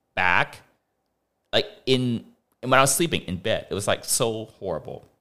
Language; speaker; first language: English; non-native, local second language; Cantonese